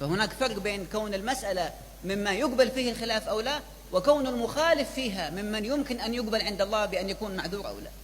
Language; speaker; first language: Arabic; native; Arabic